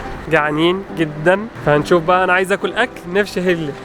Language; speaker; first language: Arabic; native; Arabic